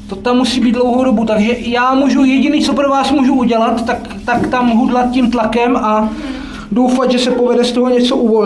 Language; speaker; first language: Czech; native; Czech